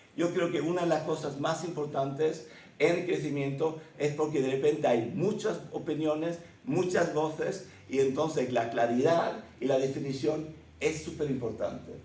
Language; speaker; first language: Spanish; early bilingual, other home language; Swedish